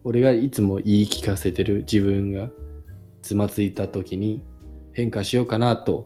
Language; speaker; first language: Japanese; non-native, fluent; Chinese